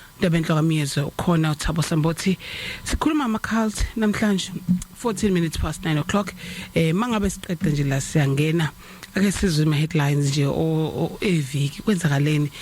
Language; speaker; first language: Zulu; native; Zulu